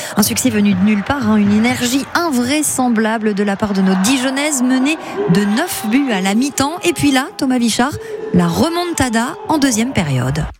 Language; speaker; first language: French; native; French